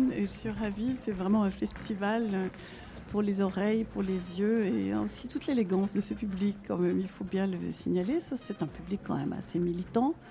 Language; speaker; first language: French; non-native, fluent; Arabic